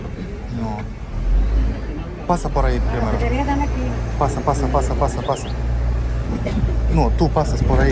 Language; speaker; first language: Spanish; non-native, learner; Russian